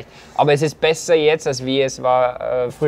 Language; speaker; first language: German; non-native, fluent; Norwegian